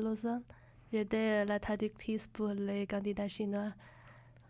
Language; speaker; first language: French; non-native, fluent; Chinese